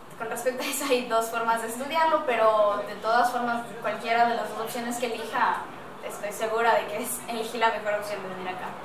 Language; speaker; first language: Spanish; native; Spanish